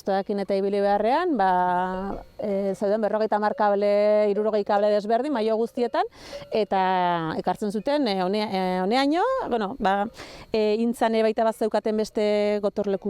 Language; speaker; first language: Basque; native; Basque